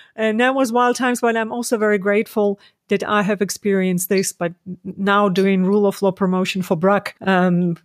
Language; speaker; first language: English; non-native, fluent; Ukrainian